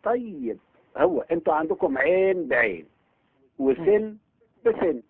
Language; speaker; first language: Arabic; native; Arabic